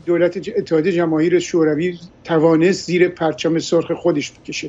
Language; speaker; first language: Persian; native; Persian